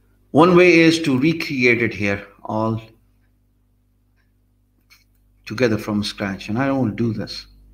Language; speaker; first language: English; non-native, local second language; Urdu